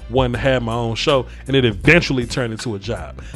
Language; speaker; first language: English; native; English